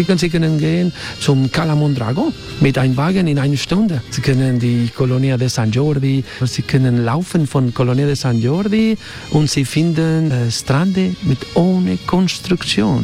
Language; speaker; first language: German; non-native, learner; Spanish